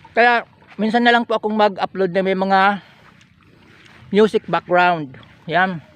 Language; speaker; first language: Filipino; non-native, local second language; Bikol